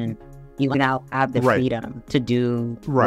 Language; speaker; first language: English; native; English